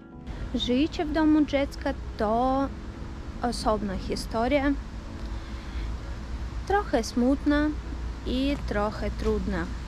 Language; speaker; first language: Polish; early bilingual, heritage; Polish